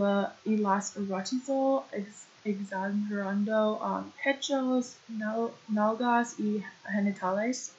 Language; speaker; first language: Spanish; non-native, learner; English